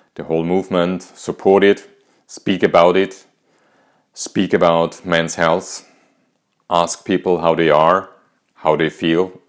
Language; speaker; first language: English; non-native, fluent; German